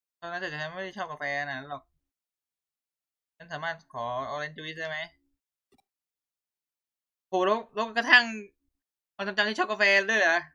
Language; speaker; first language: Thai; native; Thai